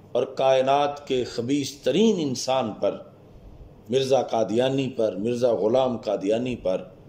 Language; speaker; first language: Urdu; non-native, local second language; Punjabi